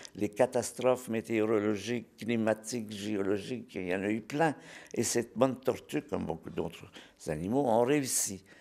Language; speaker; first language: French; native; French